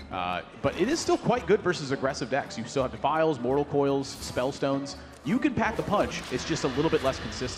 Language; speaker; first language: English; native; English